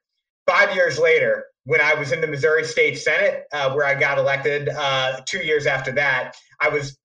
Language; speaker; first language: English; native; English